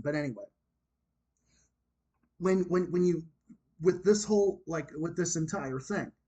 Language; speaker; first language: English; native; English